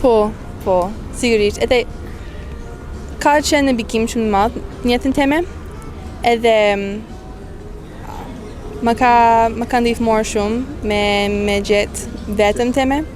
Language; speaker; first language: Albanian; non-native, fluent; English